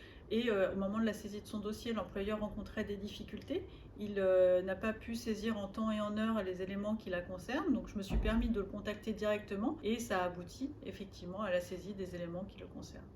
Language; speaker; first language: French; native; French